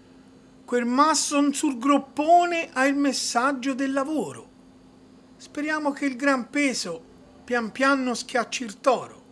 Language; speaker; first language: Italian; native; Italian